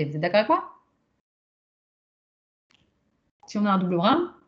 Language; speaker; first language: French; native; French